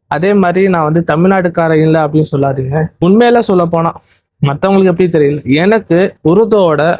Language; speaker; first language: Tamil; non-native, local second language; Urdu